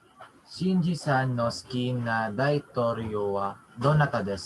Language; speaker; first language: Japanese; non-native, learner; Filipino